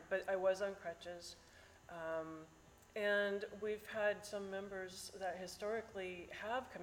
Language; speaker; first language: English; native; English